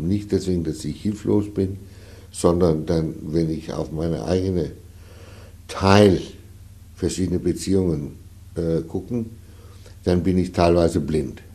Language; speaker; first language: German; non-native, fluent; Danish